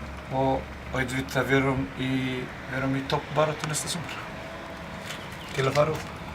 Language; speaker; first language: Icelandic; non-native, learner; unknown